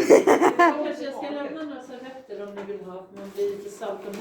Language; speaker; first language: Swedish; native; Swedish